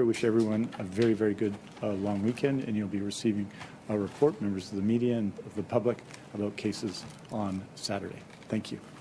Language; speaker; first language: English; native; English